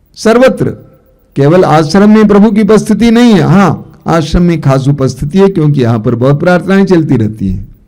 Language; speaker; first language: Hindi; non-native, local second language; Malayalam